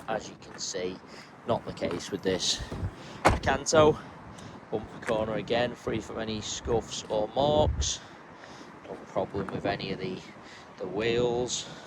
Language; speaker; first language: English; native; English